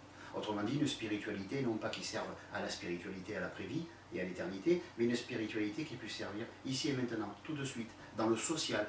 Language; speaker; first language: French; native; French